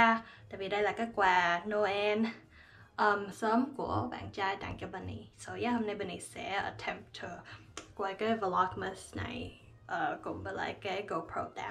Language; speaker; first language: Vietnamese; early bilingual, heritage; Vietnamese